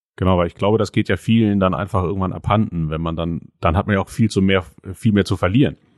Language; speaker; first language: German; native; German